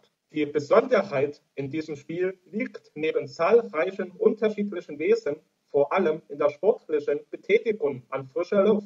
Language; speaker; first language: German; native; German